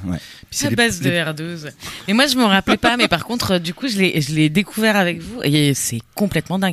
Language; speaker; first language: French; native; French